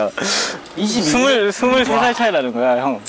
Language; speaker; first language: Korean; native; Korean